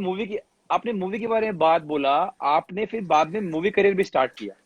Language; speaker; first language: Hindi; native; Hindi